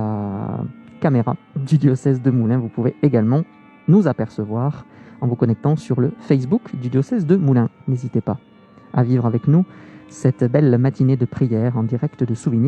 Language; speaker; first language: French; native; French